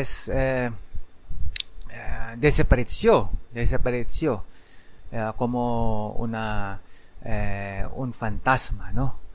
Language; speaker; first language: Spanish; non-native, learner; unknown